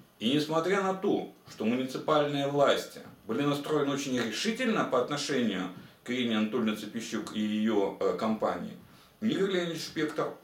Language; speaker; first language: Russian; native; Russian